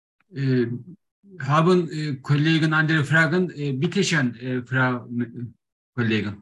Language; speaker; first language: German; non-native, learner; Turkish